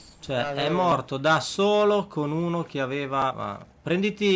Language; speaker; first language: Italian; native; Italian